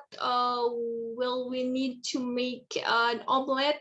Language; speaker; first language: English; non-native, fluent; Indonesian